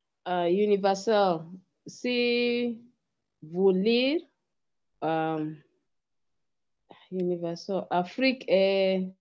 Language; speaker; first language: French; non-native, learner; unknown